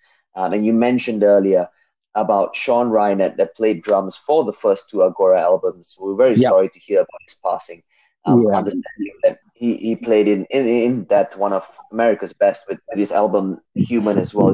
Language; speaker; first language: English; non-native, local second language; Tamil